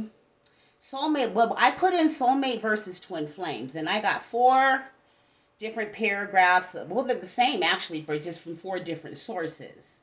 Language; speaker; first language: English; native; English